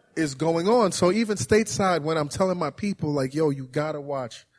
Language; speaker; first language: English; native; English